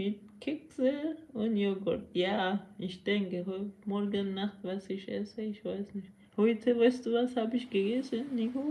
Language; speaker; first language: German; non-native, learner; Persian